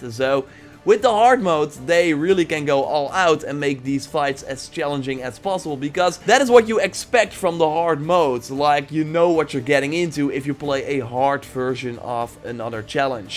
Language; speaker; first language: English; non-native, fluent; Dutch